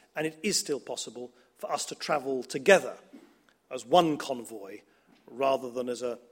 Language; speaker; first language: English; early bilingual, other home language; Dutch